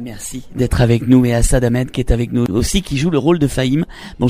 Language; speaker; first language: French; native; French